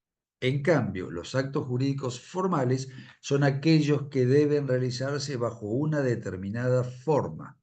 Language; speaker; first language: Spanish; native; Spanish